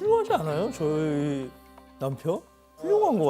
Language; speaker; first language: Korean; native; Korean